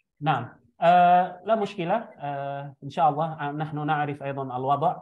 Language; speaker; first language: Arabic; non-native, fluent; Indonesian